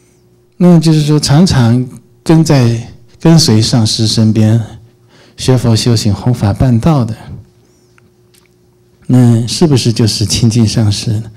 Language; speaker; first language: Chinese; native; Chinese